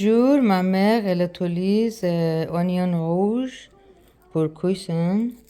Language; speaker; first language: French; non-native, learner; Persian